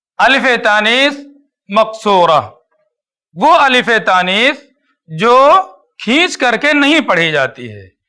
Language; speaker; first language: Urdu; native; Urdu